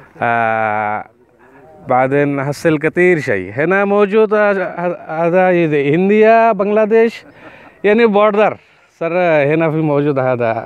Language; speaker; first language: Arabic; non-native, learner; Bangla